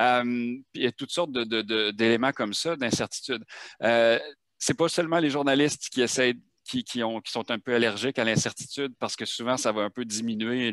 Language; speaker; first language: French; native; French